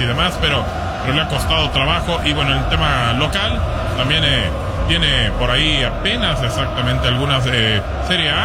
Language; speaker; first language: Spanish; native; Spanish